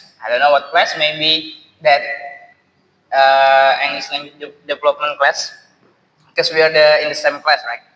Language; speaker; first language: English; non-native, learner; Indonesian